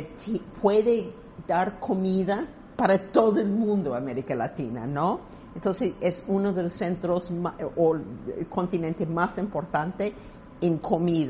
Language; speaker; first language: Spanish; non-native, fluent; English